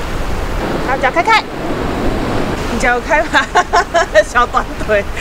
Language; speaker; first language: Chinese; native; Chinese